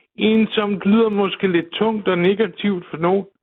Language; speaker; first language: Danish; native; Danish